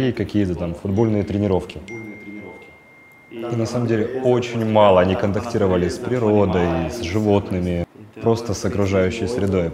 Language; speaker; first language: Russian; non-native, fluent; Portuguese